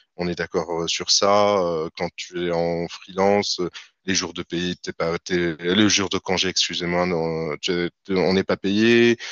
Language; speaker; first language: French; non-native, local second language; Arabic